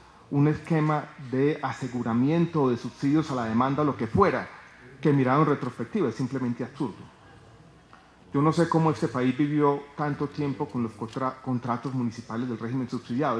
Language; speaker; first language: Spanish; native; Spanish